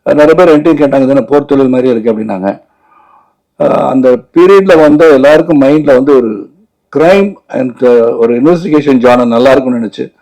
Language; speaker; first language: Tamil; native; Tamil